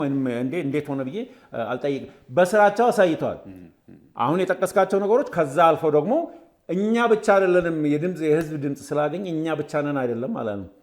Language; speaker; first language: Amharic; native; Amharic